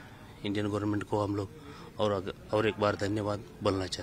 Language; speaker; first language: Hindi; non-native, local second language; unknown